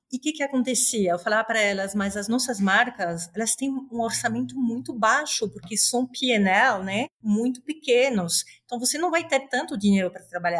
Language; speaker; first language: Portuguese; non-native, fluent; Spanish